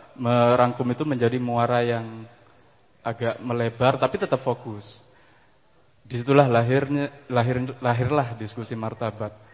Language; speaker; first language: Indonesian; non-native, local second language; Madurese